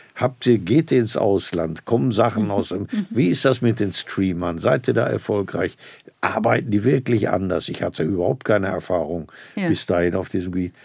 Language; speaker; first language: German; native; German